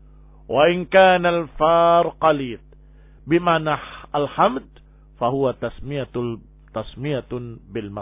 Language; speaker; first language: Arabic; non-native, fluent; Indonesian